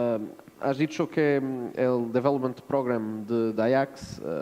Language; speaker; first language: Spanish; non-native, fluent; Portuguese